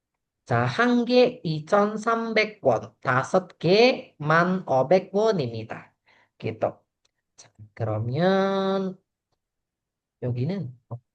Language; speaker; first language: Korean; non-native, fluent; Indonesian